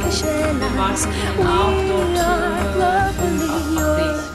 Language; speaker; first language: German; non-native, fluent; Turkish